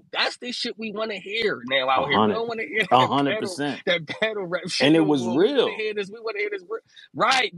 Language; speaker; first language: English; native; English